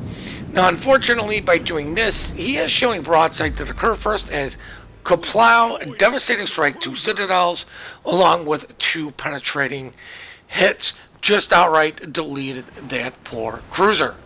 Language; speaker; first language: English; native; English